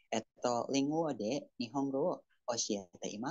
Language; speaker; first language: Japanese; non-native, fluent; Indonesian